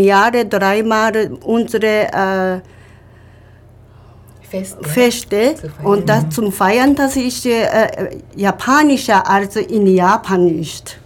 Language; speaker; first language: German; non-native, learner; Japanese